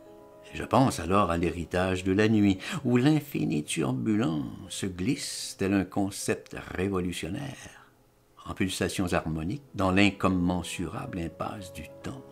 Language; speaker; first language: French; native; French